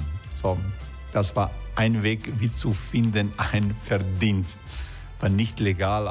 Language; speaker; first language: German; non-native, fluent; Croatian